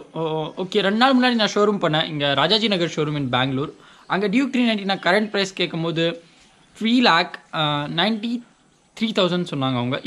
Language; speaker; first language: Tamil; non-native, local second language; Hindi